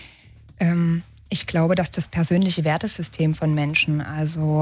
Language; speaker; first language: German; native; German